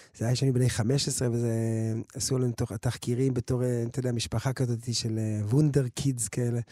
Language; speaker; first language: Hebrew; early bilingual, other home language; English